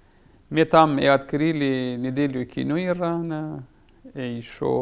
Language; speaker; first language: Russian; non-native, fluent; Persian